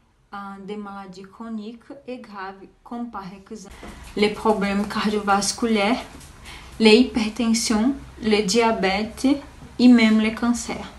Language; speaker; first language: French; non-native, learner; Portuguese